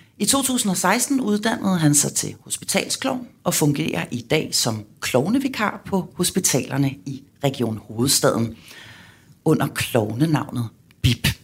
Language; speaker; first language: Danish; native; Danish